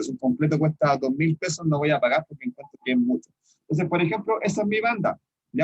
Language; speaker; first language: Spanish; native; Spanish